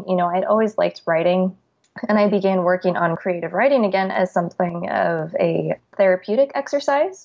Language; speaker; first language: English; native; English